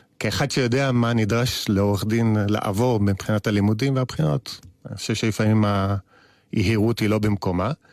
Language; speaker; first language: Hebrew; native; Hebrew